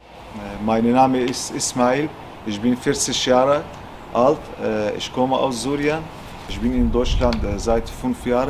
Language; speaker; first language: German; non-native, learner; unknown